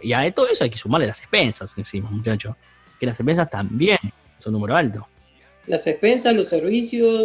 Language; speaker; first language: Spanish; native; Spanish